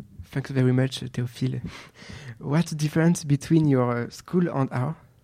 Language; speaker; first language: English; non-native, learner; French